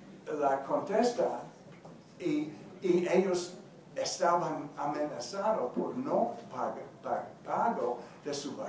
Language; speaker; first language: Spanish; non-native, learner; English